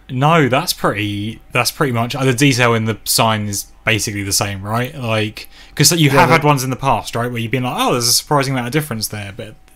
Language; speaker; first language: English; native; English